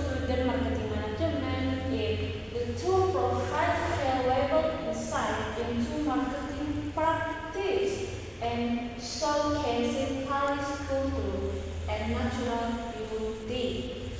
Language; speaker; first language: English; non-native, learner; Indonesian